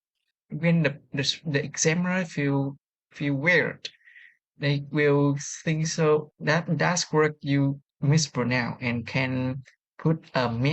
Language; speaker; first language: English; non-native, learner; Vietnamese